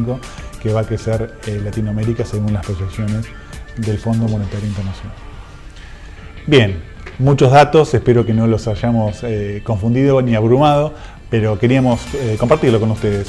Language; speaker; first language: Spanish; native; Spanish